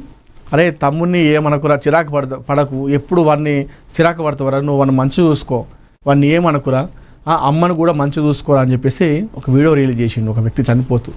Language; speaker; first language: Telugu; native; Telugu